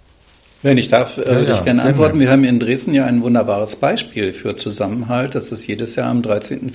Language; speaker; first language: German; native; German